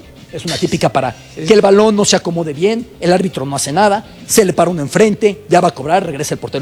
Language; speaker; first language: Spanish; native; Spanish